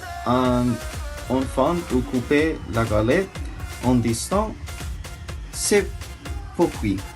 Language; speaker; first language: French; non-native, learner; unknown